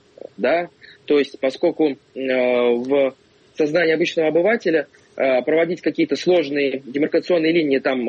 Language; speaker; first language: Russian; native; Russian